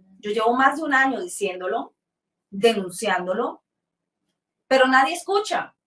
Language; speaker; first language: Spanish; native; Spanish